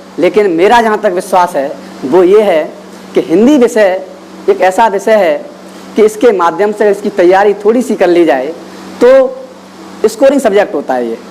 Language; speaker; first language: Hindi; native; Hindi